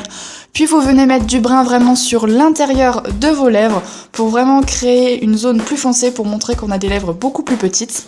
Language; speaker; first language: French; native; French